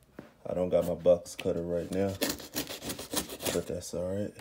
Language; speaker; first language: English; native; English